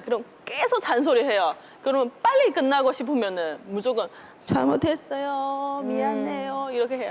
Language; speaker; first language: Korean; non-native, learner; Chinese